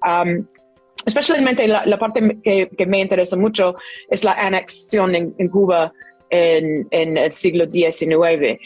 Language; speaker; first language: Spanish; non-native, fluent; English